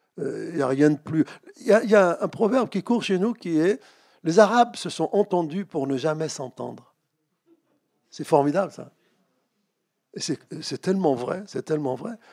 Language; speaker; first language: French; native; French